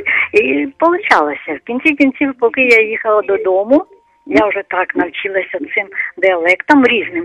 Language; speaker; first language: Ukrainian; non-native, local second language; Russian